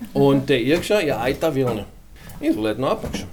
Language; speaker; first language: Latvian; non-native, learner; German